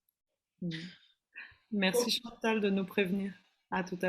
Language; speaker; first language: French; native; French